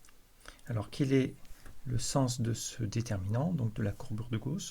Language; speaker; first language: French; native; French